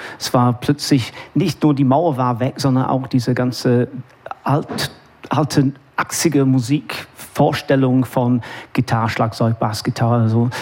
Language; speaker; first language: German; non-native, fluent; English